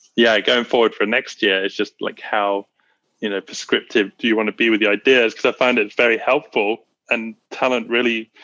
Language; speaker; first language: English; native; English